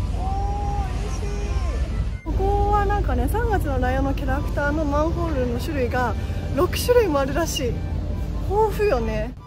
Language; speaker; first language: Japanese; early bilingual, other home language; Chinese